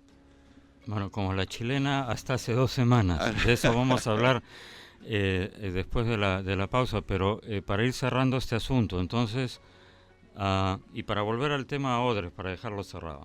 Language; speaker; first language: Spanish; native; Spanish